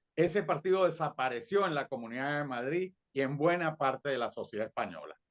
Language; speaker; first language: Spanish; native; Spanish